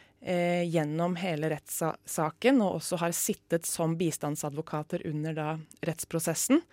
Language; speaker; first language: Norwegian; native; Norwegian